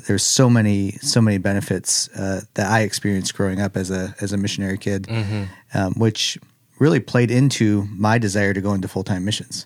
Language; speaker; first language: English; early bilingual, other home language; German